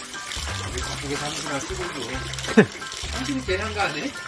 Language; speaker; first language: Korean; native; Korean